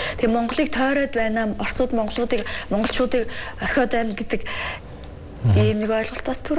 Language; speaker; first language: Mongolian; native; Mongolian